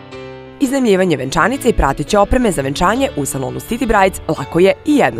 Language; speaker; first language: Croatian; native; Croatian